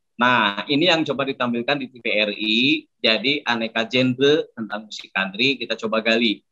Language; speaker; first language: Indonesian; native; Indonesian